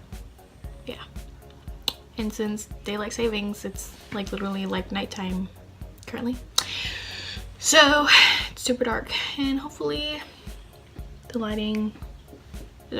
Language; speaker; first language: English; native; English